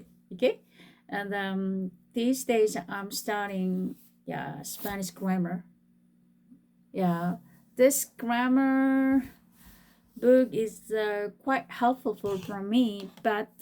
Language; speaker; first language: English; non-native, fluent; Korean